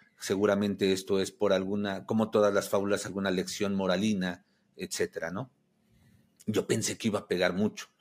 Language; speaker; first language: Spanish; native; Spanish